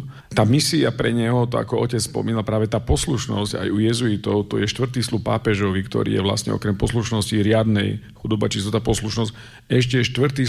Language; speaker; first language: Slovak; native; Slovak